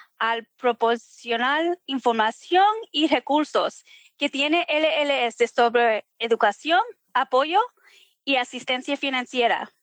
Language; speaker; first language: Spanish; early bilingual, heritage; Spanish